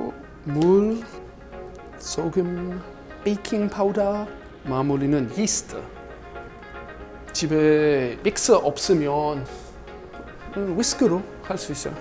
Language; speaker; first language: Korean; non-native, learner; English